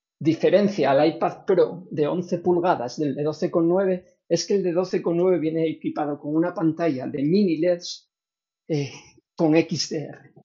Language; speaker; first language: Spanish; native; Spanish